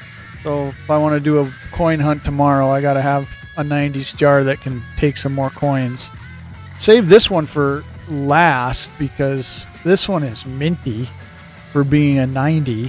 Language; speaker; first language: English; native; English